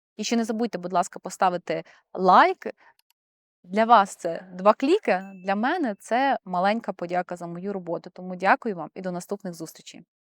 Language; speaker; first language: Ukrainian; non-native, local second language; Russian